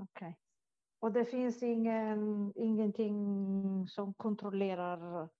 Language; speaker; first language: Swedish; non-native, fluent; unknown